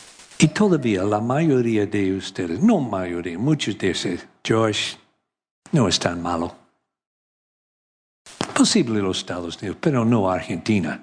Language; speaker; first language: Spanish; non-native, learner; English